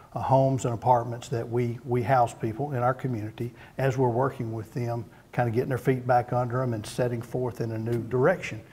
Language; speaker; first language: English; native; English